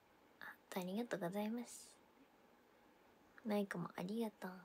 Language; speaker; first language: Japanese; native; Japanese